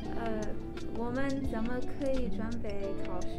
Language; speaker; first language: Chinese; non-native, learner; English